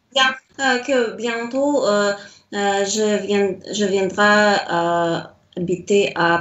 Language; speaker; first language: French; non-native, learner; Russian